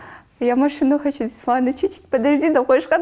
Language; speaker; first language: Russian; non-native, local second language; Kyrgyz